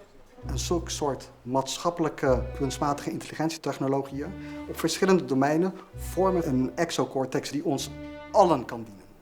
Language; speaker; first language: Dutch; native; Dutch